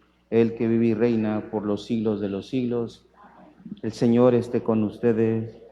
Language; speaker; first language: Spanish; native; Spanish